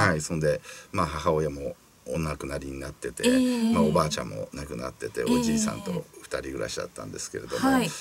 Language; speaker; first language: Japanese; native; Japanese